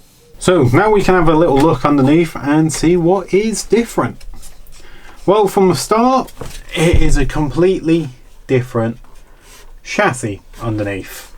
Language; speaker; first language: English; native; English